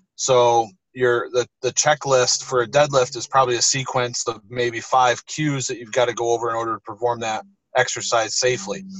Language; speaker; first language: English; native; English